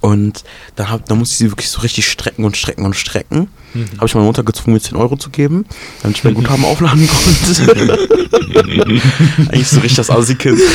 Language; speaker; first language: German; native; German